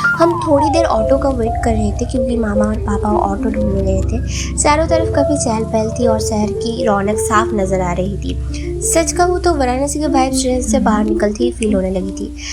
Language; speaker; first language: Hindi; non-native, local second language; Bangla